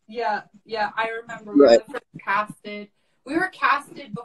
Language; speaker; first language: English; native; English